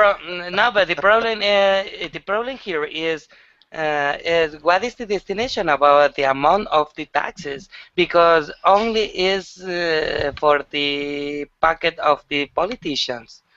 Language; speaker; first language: English; non-native, learner; Spanish